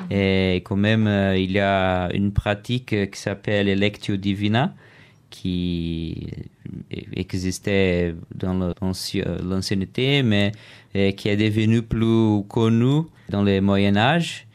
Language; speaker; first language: French; non-native, learner; Portuguese